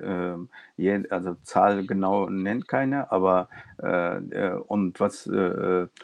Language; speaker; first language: German; non-native, local second language; Turkish